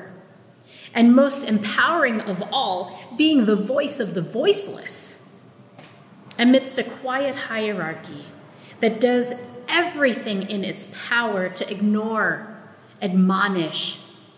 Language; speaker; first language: English; non-native, local second language; Filipino